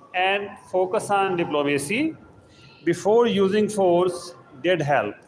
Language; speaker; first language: English; non-native, local second language; Urdu